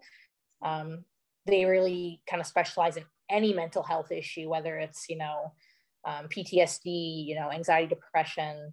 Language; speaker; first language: English; native; English